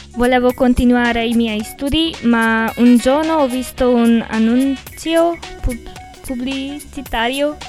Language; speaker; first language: Italian; non-native, learner; Hungarian